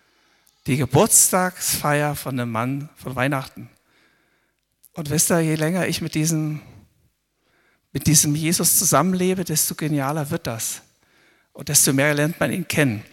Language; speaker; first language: German; native; German